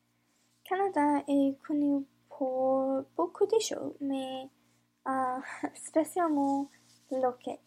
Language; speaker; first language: French; non-native, learner; English